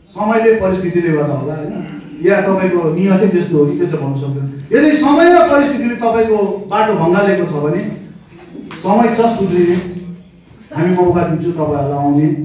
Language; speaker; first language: Nepali; native; Nepali